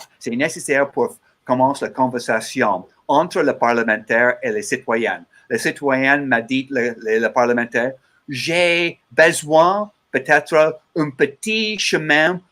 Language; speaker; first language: French; non-native, learner; English